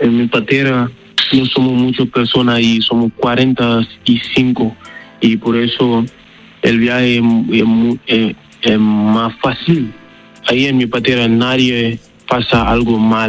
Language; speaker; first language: Spanish; non-native, learner; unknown